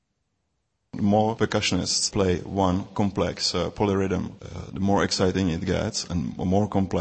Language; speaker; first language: English; non-native, fluent; Czech